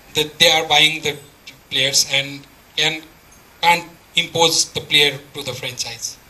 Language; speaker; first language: English; non-native, local second language; Nepali